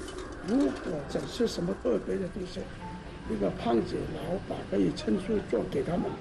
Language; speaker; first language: Chinese; non-native, local second language; Cantonese